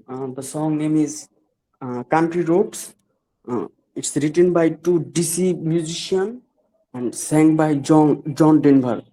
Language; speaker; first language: English; non-native, learner; Bangla